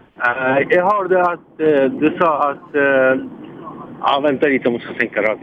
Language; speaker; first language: Swedish; non-native, local second language; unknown